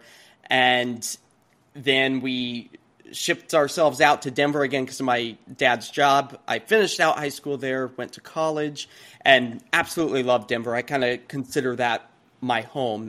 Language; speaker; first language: English; native; English